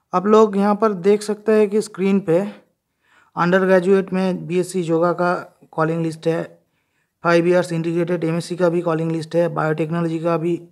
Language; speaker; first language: Hindi; non-native, local second language; Bangla